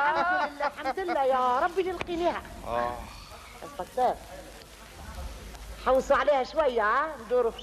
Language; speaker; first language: Arabic; native; Arabic